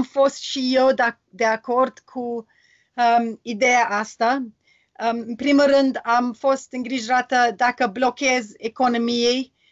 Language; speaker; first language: Romanian; non-native, learner; English